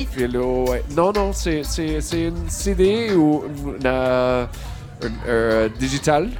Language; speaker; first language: French; non-native, learner; English